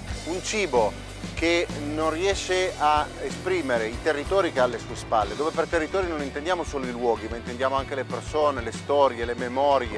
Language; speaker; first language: Italian; native; Italian